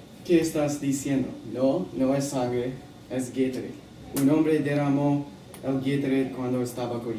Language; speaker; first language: Spanish; non-native, learner; English